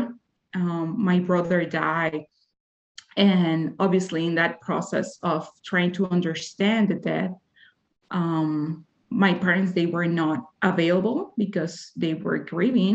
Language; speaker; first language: English; non-native, fluent; Spanish